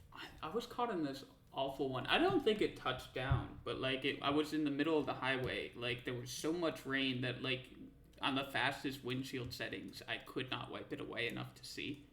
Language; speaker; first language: English; native; English